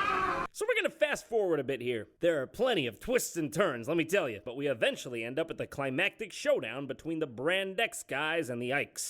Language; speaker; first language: English; native; English